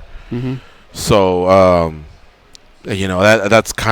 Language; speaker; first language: English; native; English